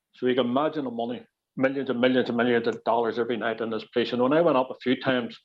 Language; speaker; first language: English; native; English